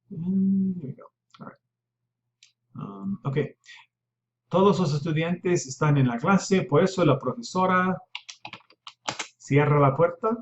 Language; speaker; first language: Spanish; non-native, fluent; English